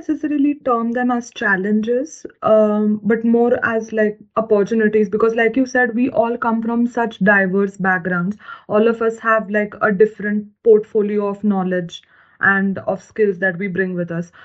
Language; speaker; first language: English; non-native, local second language; Marathi